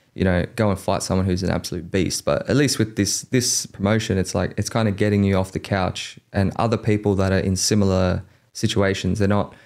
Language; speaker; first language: English; native; English